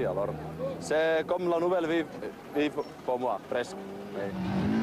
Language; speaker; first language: French; non-native, fluent; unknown